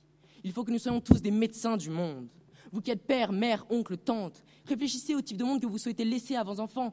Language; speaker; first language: French; non-native, fluent; Romanian